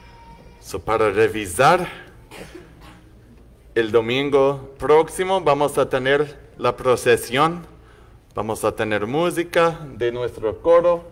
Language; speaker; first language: Spanish; non-native, fluent; English